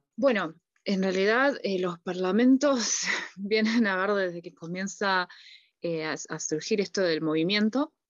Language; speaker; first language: Spanish; non-native, local second language; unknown